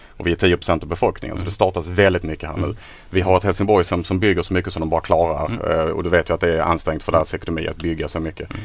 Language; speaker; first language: Swedish; native; Swedish